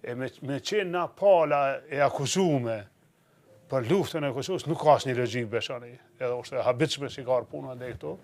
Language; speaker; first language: Albanian; native; Albanian